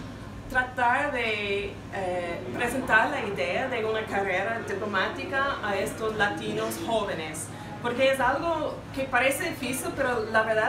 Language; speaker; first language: Spanish; non-native, fluent; English